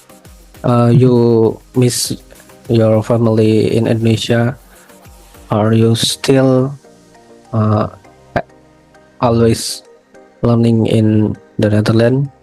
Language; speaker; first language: English; non-native, learner; Indonesian